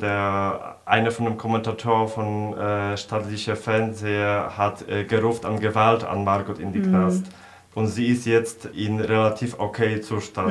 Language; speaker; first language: German; non-native, fluent; Polish